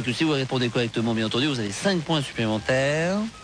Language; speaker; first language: French; native; French